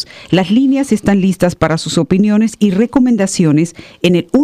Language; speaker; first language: Spanish; native; Spanish